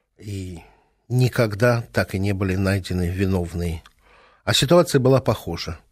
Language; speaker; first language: Russian; native; Russian